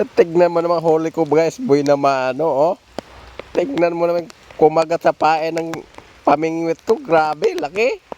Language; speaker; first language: Filipino; non-native, local second language; Cebuano